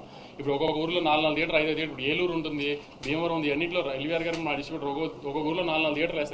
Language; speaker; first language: Telugu; native; Telugu